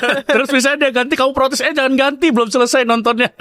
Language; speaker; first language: Indonesian; native; Indonesian